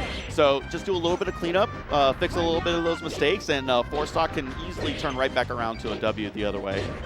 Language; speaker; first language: English; native; English